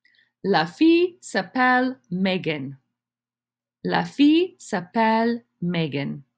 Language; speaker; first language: French; non-native, fluent; English